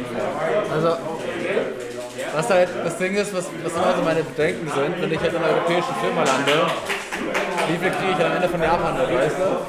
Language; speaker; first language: German; native; German